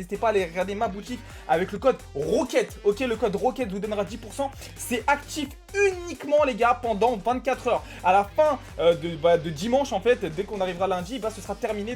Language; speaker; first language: French; native; French